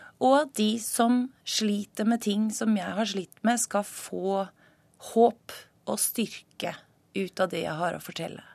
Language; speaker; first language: Norwegian; native; Norwegian